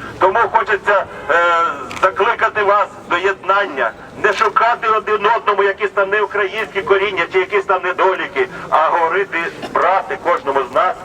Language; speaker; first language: Ukrainian; native; Ukrainian